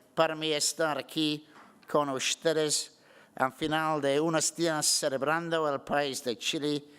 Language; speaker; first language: Spanish; non-native, learner; English